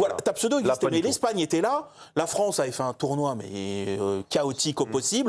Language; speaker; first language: French; native; French